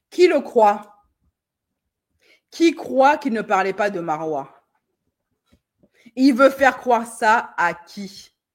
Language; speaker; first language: French; native; French